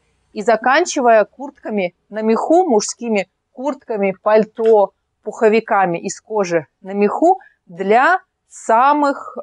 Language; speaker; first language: Russian; native; Russian